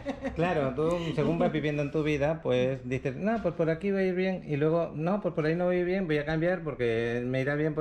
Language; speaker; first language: Spanish; native; Spanish